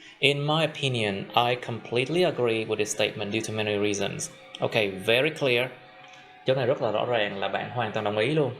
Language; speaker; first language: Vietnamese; native; Vietnamese